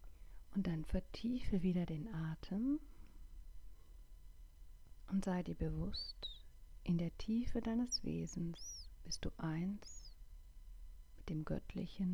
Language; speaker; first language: German; native; German